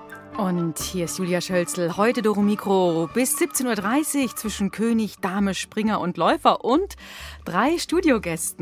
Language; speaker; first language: German; native; German